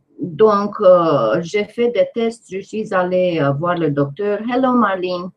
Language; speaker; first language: French; non-native, fluent; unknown